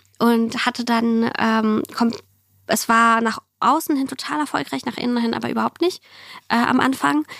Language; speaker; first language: German; early bilingual, other home language; Russian